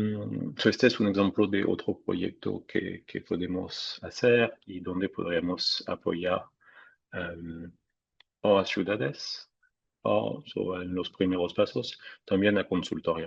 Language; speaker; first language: Spanish; non-native, fluent; French